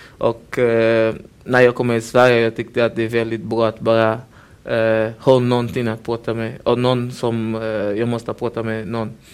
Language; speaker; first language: Swedish; non-native, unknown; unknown